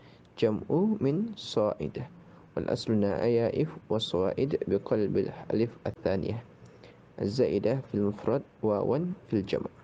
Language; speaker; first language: Arabic; non-native, learner; Indonesian